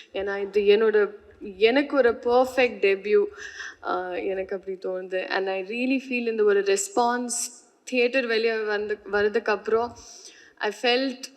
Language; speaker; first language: Tamil; non-native, learner; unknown